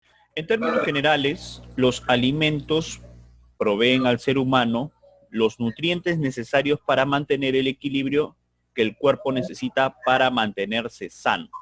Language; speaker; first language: Spanish; native; Spanish